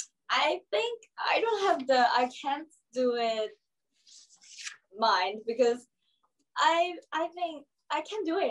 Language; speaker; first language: English; non-native, learner; Korean